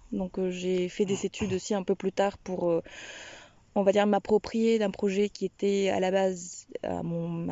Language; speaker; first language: French; non-native, fluent; Spanish